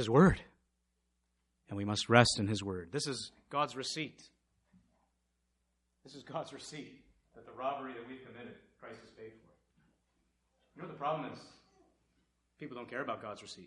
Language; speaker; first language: English; native; English